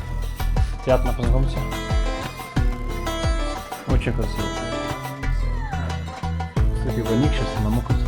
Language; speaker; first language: Russian; non-native, fluent; Lithuanian